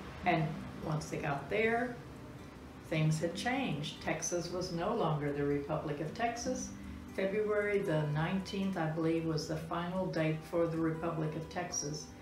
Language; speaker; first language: English; early bilingual, other home language; German